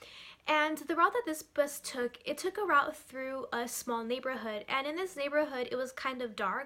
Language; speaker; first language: English; native; English